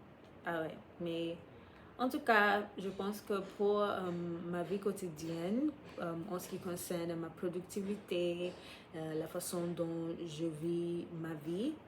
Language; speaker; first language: French; non-native, fluent; English